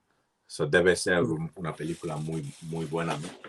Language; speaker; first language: Spanish; non-native, learner; English